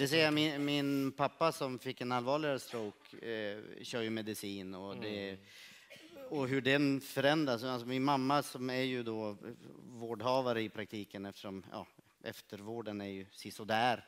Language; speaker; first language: Swedish; native; Swedish